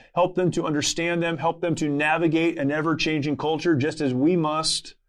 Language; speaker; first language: English; native; English